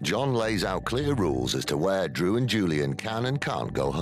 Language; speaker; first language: English; native; English